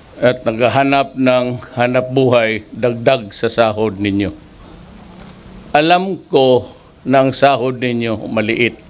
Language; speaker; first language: Filipino; non-native, local second language; Cebuano